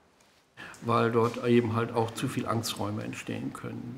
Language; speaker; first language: German; native; German